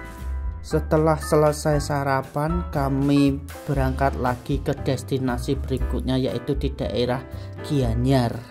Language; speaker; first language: Indonesian; native; Indonesian